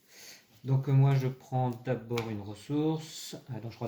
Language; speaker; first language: French; native; French